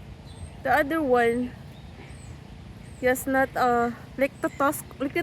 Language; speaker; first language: English; non-native, local second language; Filipino